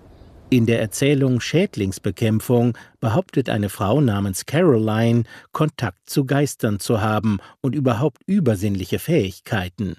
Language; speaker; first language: German; native; German